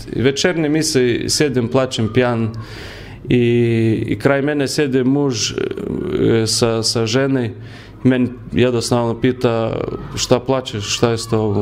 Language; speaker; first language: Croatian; non-native, learner; Lithuanian